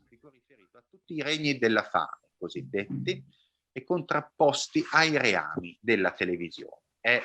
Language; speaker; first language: Italian; native; Italian